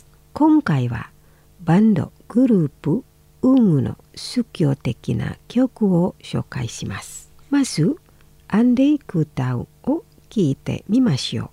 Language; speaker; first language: Japanese; non-native, fluent; Indonesian